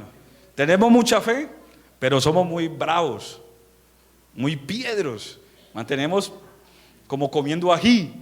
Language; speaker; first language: Spanish; native; Spanish